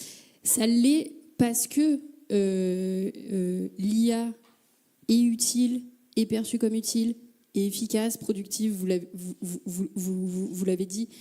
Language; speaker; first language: French; native; French